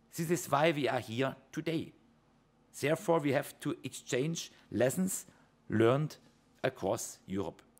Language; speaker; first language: English; non-native, fluent; German